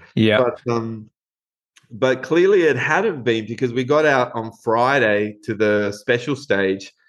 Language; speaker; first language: English; non-native, fluent; Spanish